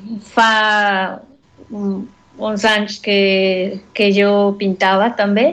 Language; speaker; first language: Catalan; non-native, learner; Spanish